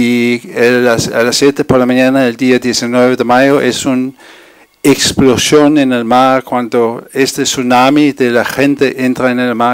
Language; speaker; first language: Spanish; non-native, fluent; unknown